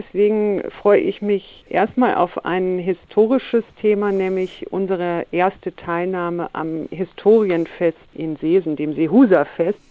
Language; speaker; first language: German; native; German